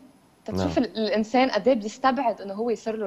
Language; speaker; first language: Arabic; native; Arabic